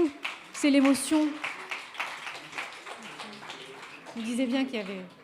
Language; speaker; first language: French; native; French